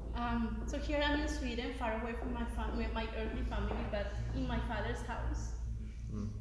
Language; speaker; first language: English; non-native, fluent; Spanish